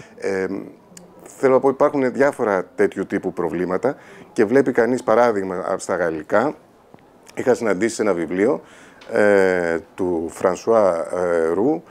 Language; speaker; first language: Greek; native; Greek